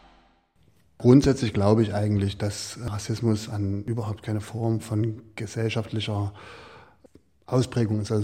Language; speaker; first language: German; native; German